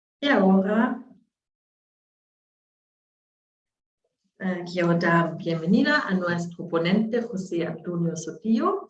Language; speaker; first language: Spanish; non-native, learner; German